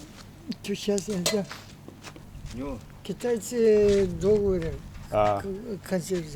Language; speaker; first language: Russian; non-native, local second language; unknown